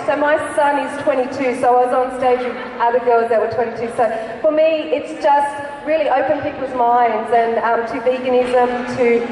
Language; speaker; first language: English; native; English